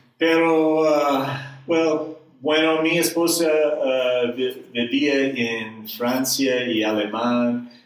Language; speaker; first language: Spanish; non-native, learner; English